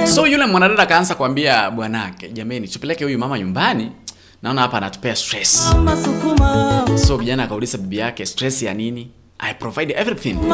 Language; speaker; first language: Swahili; non-native, local second language; Gusii